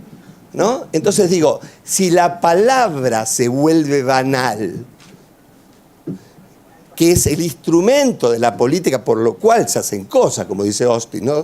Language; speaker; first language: Spanish; native; Spanish